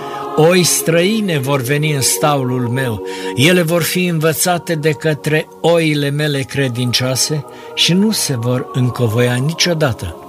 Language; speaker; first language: Romanian; native; Romanian